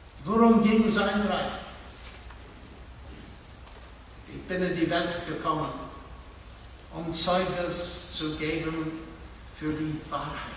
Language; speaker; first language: German; non-native, fluent; English